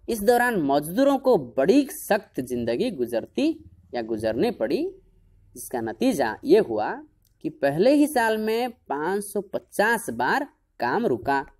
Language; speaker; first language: Hindi; non-native, local second language; Odia